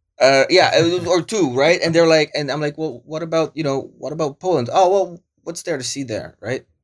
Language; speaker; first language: English; early bilingual, other home language; Polish